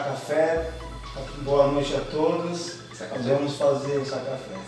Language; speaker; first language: Portuguese; native; Portuguese